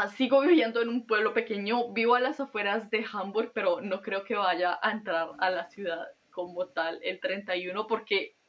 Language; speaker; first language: Spanish; native; Spanish